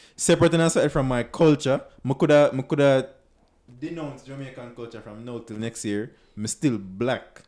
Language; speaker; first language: English; non-native, local second language; Jamaican Creole English